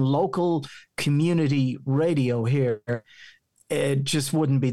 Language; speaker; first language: English; native; English